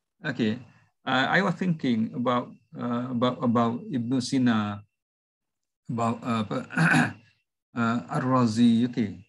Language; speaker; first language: English; non-native, local second language; Malay